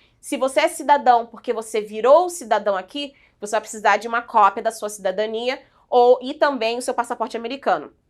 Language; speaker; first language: Portuguese; native; Portuguese